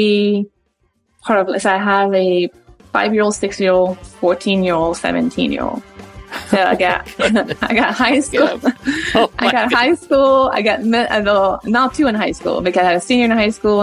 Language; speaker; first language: English; non-native, fluent; French